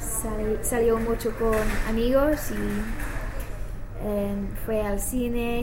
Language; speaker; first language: Spanish; non-native, learner; English